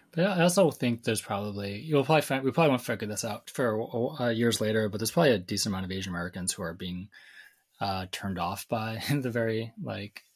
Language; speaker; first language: English; native; English